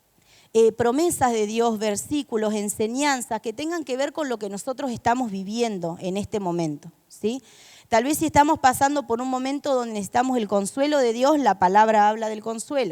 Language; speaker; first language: Spanish; native; Spanish